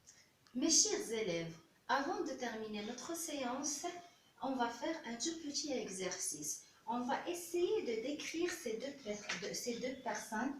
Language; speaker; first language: French; non-native, local second language; Arabic